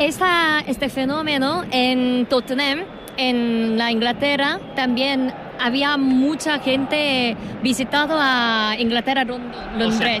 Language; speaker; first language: Spanish; non-native, fluent; Korean